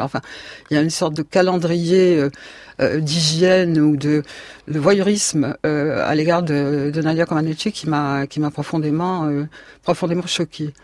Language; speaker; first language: French; native; French